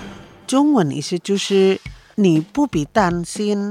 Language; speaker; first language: Chinese; non-native, fluent; Indonesian